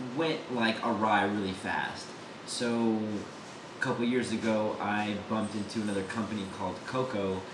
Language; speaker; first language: English; native; English